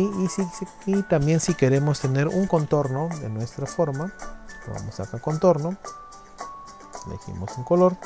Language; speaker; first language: Spanish; native; Spanish